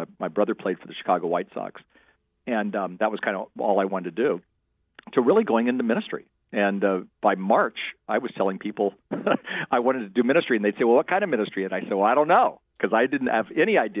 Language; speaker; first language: English; native; English